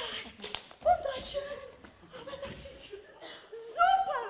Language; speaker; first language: German; non-native, fluent; Portuguese